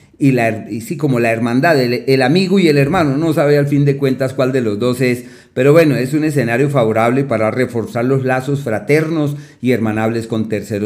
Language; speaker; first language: Spanish; native; Spanish